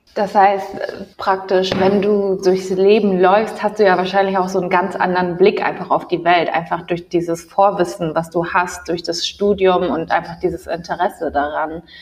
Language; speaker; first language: German; native; German